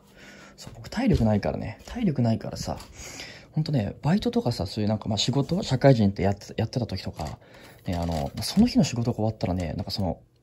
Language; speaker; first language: Japanese; native; Japanese